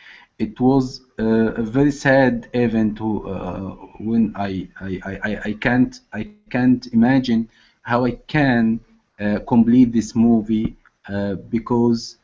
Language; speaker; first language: English; non-native, learner; Arabic